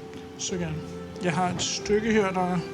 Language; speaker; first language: Danish; native; Danish